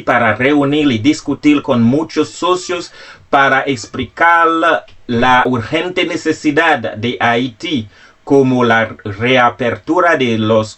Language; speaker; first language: Spanish; non-native, fluent; Haitian Creole